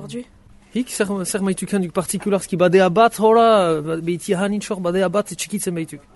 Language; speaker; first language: Basque; native; Basque